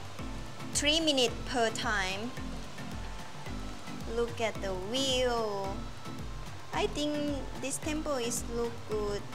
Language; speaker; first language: English; non-native, learner; Thai